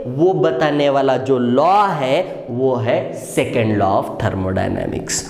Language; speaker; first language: Hindi; non-native, local second language; Marathi